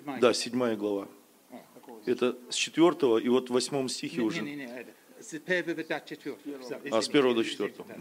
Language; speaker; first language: Russian; non-native, learner; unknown